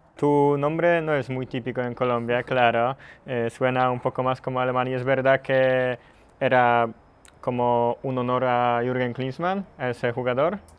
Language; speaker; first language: Spanish; non-native, fluent; Polish